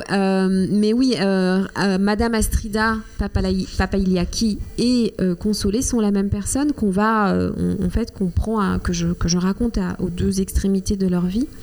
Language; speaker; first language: French; non-native, local second language; Kinyarwanda